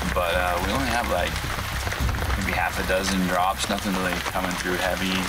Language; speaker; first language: English; native; English